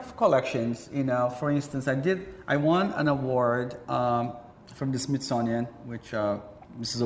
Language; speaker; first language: English; non-native, fluent; Portuguese